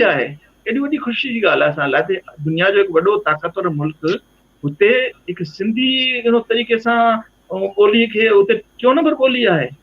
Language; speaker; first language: Sindhi; early bilingual, heritage; Sindhi